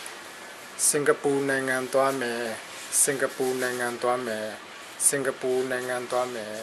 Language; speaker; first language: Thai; non-native, fluent; Burmese